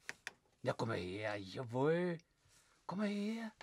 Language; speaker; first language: German; native; German